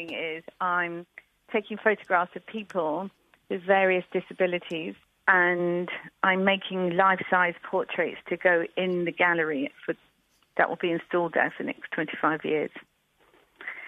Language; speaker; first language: English; native; English